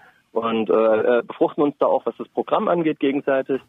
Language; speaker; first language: German; native; German